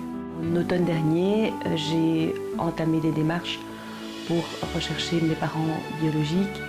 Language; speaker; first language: French; early bilingual, other home language; Korean